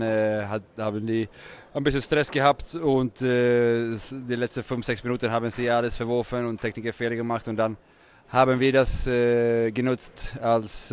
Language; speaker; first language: German; non-native, fluent; Swedish